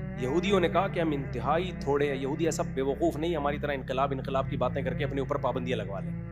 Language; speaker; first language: Urdu; native; Urdu